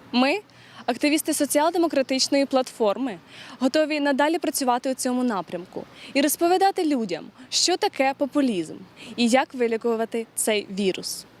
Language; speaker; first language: Ukrainian; native; Ukrainian